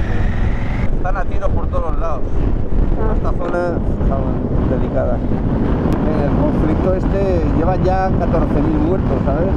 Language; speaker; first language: Spanish; native; Spanish